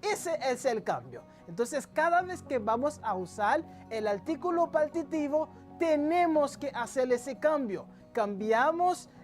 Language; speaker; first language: Spanish; non-native, local second language; French